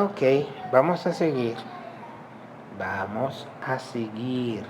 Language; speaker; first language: Spanish; non-native, local second language; Haitian Creole